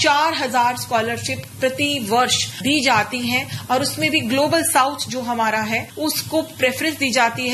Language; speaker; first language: Hindi; native; Hindi